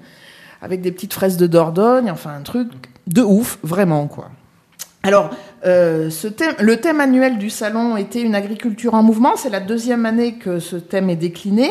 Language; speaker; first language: French; native; French